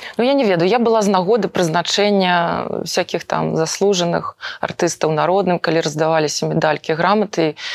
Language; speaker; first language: Belarusian; native; Belarusian